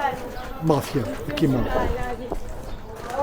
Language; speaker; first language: Portuguese; non-native, learner; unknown